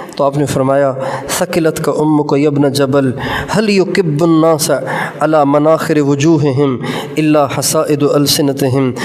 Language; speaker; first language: Urdu; native; Urdu